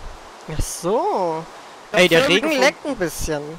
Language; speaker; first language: German; native; German